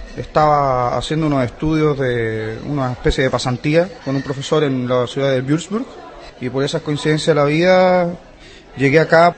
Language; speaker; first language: Spanish; native; Spanish